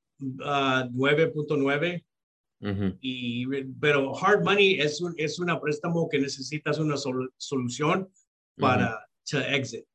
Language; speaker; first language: Spanish; early bilingual, heritage; Spanish